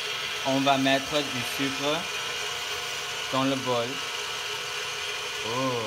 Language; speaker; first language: French; non-native, learner; English